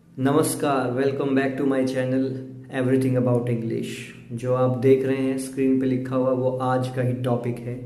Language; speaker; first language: Hindi; native; Hindi